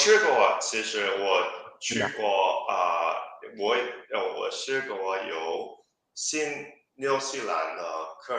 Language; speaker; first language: Chinese; non-native, learner; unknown